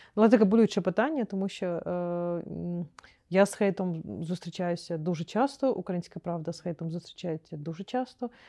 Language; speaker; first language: Ukrainian; non-native, local second language; Crimean Tatar